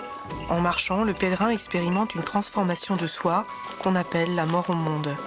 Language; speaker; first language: French; native; French